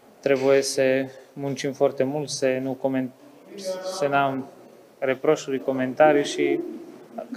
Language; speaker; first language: Romanian; non-native, fluent; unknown